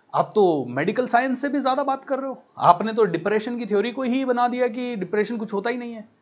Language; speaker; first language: Hindi; native; Hindi